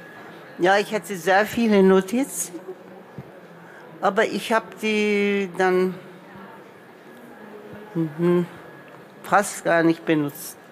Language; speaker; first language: German; non-native, local second language; Turkish